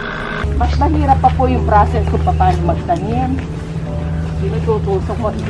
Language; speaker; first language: Filipino; native; Filipino